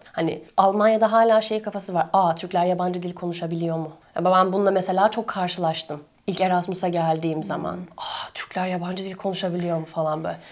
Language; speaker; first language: Turkish; native; Turkish